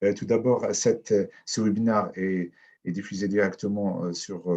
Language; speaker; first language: French; non-native, local second language; Arabic